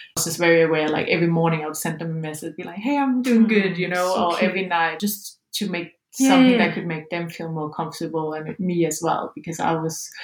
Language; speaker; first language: English; non-native, fluent; Danish